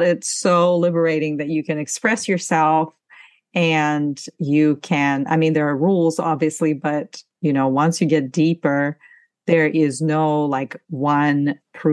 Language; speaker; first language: English; non-native, fluent; Ukrainian